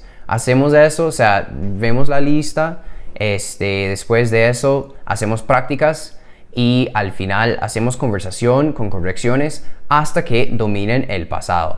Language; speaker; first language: Spanish; non-native, fluent; English